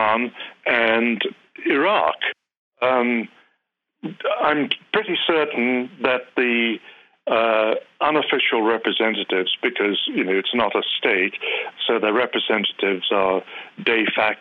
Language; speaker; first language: English; native; English